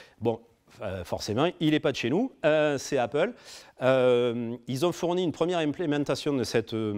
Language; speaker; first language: French; native; French